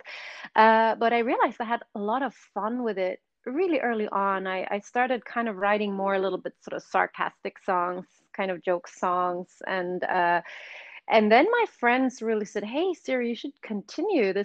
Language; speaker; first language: English; non-native, fluent; Swedish